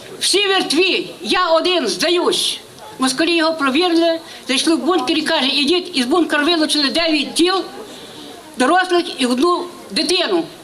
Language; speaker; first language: Ukrainian; native; Ukrainian